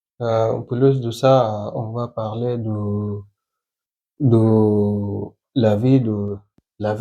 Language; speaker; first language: French; non-native, learner; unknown